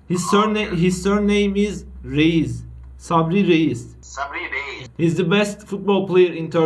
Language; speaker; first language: English; non-native, learner; Turkish